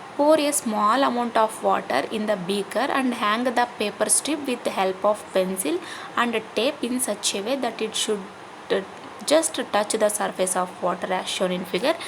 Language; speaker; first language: English; non-native, local second language; Telugu